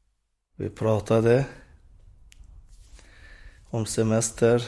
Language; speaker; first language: Swedish; non-native, fluent; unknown